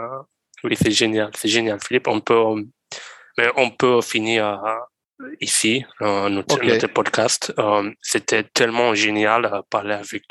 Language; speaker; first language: French; non-native, learner; Romanian